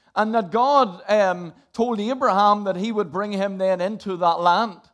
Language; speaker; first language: English; native; English